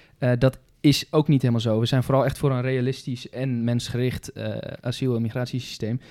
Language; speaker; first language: Dutch; native; Dutch